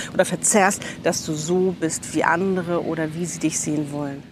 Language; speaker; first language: German; native; German